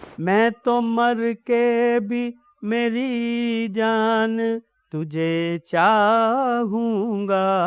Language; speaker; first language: Urdu; native; Urdu